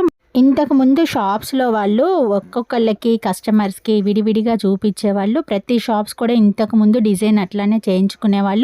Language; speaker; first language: Telugu; native; Telugu